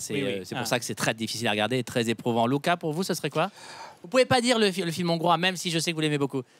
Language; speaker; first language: French; native; French